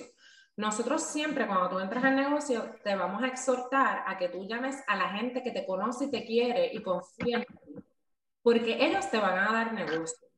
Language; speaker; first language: Spanish; native; Spanish